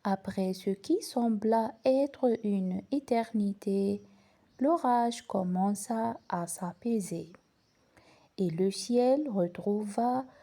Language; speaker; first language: French; non-native, local second language; Arabic